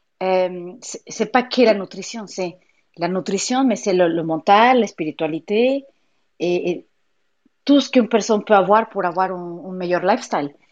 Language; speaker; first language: French; non-native, fluent; Spanish